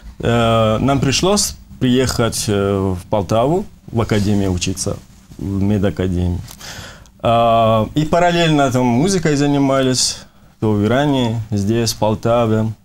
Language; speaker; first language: Russian; non-native, fluent; Persian